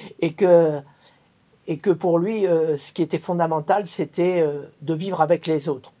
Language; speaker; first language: French; native; French